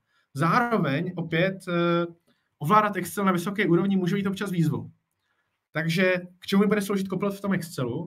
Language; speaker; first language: Czech; native; Czech